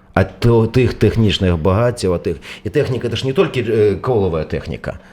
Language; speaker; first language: Belarusian; non-native, local second language; Russian